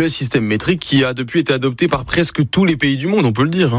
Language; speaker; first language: French; native; French